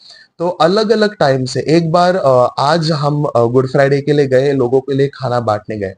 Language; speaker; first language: Hindi; native; Hindi